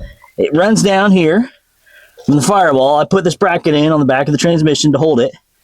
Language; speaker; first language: English; native; English